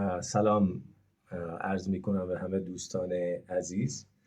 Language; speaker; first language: Persian; non-native, fluent; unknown